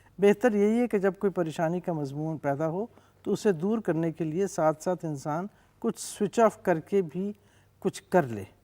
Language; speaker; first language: Urdu; non-native, local second language; English